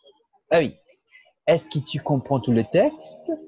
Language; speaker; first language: French; non-native, fluent; Portuguese